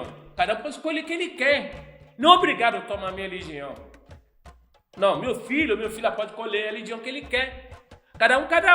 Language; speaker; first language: Portuguese; non-native, fluent; Yoruba